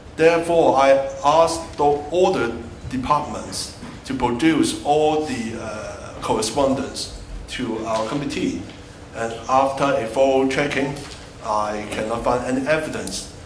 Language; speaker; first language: English; non-native, local second language; Cantonese